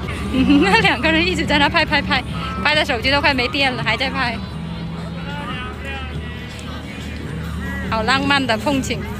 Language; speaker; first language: Chinese; non-native, fluent; Vietnamese